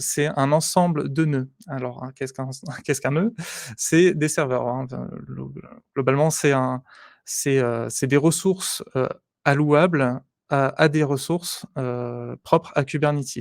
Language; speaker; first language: French; native; French